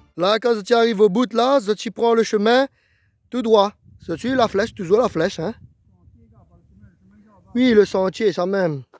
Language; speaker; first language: French; non-native, local second language; Réunion Creole French